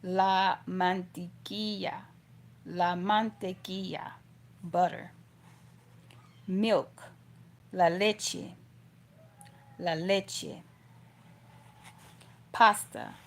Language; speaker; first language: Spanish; non-native, learner; English